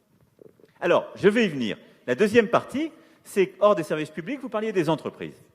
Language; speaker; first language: French; native; French